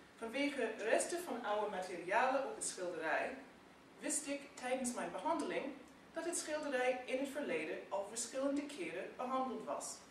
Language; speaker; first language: Dutch; non-native, fluent; English